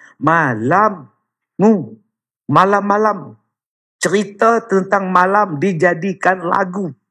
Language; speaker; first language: Malay; native; Malay